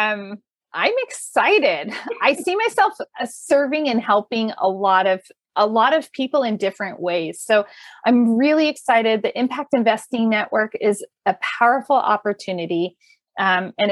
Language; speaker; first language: English; native; English